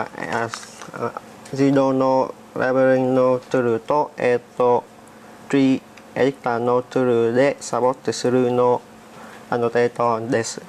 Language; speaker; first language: Japanese; non-native, learner; Vietnamese